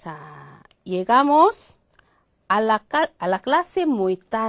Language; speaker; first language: Spanish; non-native, fluent; Korean